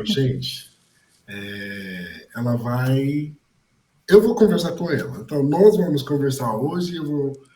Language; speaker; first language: Portuguese; non-native, fluent; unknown